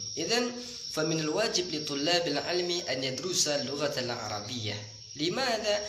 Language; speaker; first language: Arabic; non-native, fluent; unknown